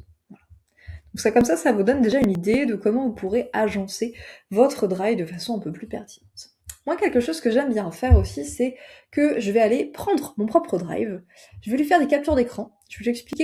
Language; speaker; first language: French; native; French